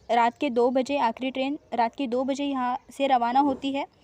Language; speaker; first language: Hindi; non-native, local second language; Marathi